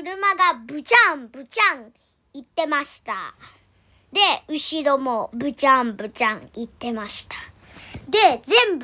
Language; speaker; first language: Japanese; non-native, learner; Indonesian